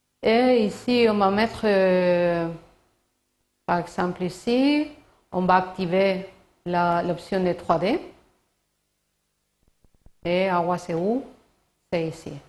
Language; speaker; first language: French; non-native, learner; Spanish